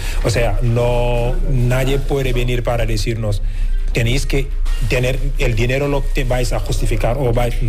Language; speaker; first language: Spanish; non-native, fluent; Wolof